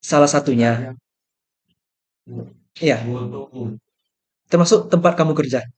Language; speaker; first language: Indonesian; native; Indonesian